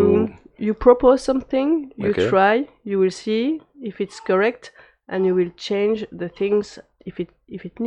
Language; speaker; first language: English; non-native, fluent; French